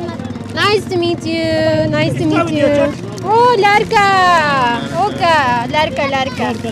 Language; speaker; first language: Hindi; non-native, learner; Kazakh